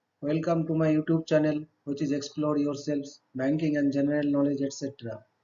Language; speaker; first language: English; non-native, local second language; Bangla